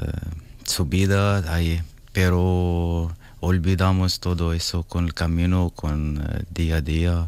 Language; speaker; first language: Spanish; non-native, learner; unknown